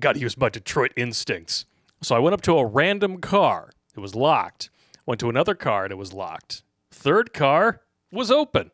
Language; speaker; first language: English; native; English